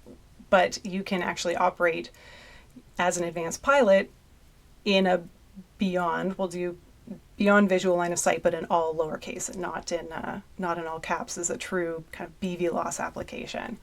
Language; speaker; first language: English; native; English